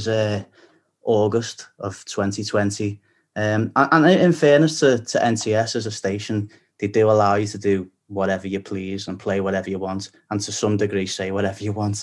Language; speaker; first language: English; native; English